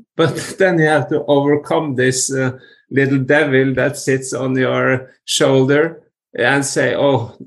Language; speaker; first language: English; non-native, fluent; Norwegian